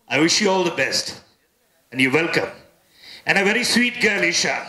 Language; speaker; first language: English; non-native, local second language; Tamil